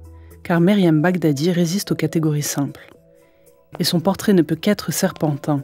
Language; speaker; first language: French; native; French